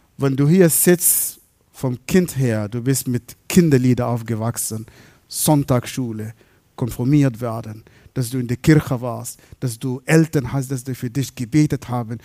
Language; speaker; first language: German; non-native, fluent; Arabic